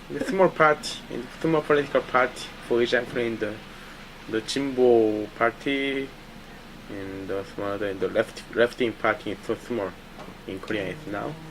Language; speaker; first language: English; non-native, learner; Korean